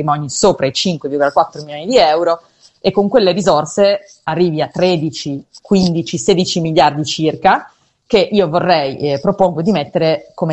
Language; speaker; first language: Italian; native; Italian